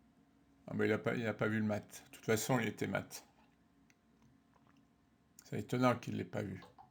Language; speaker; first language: French; native; French